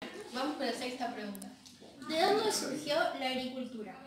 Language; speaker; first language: Spanish; native; Spanish